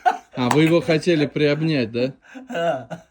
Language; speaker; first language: Russian; native; Russian